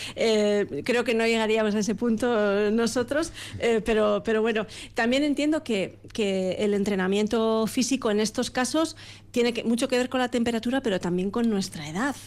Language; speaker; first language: Spanish; native; Spanish